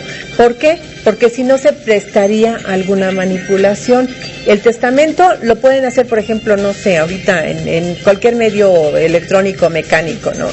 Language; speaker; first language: Spanish; native; Spanish